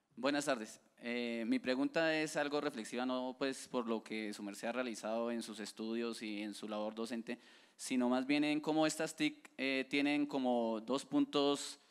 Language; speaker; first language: Spanish; native; Spanish